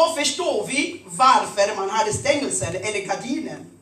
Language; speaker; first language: Swedish; non-native, fluent; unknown